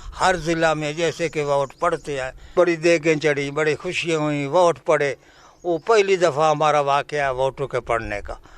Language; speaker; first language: Urdu; non-native, local second language; Punjabi